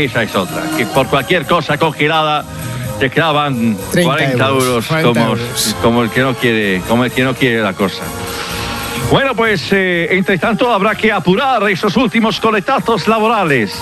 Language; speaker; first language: Spanish; native; Spanish